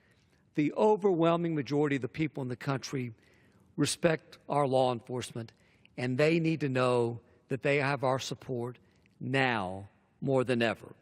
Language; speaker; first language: English; native; English